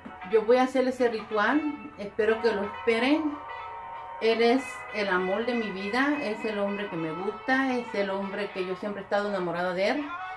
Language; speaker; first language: Spanish; native; Spanish